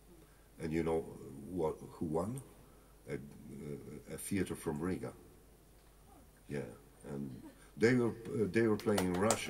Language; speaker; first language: English; non-native, fluent; Polish